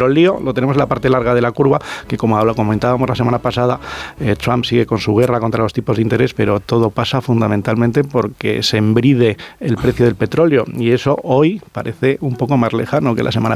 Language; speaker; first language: Spanish; native; Spanish